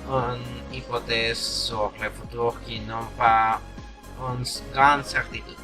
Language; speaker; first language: French; non-native, learner; Spanish